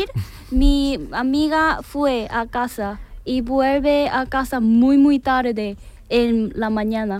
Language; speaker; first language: Spanish; non-native, learner; Korean